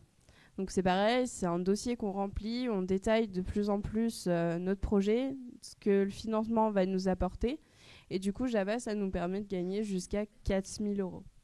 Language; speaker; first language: French; native; French